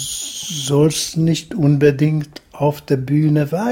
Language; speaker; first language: German; non-native, fluent; Hungarian